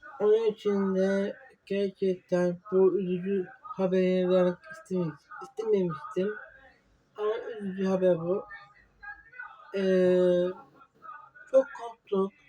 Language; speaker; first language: Turkish; non-native, learner; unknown